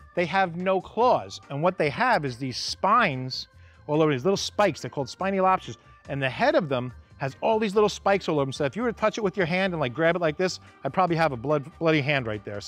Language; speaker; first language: English; native; English